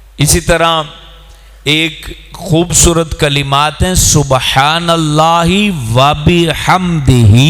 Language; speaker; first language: Urdu; non-native, local second language; Punjabi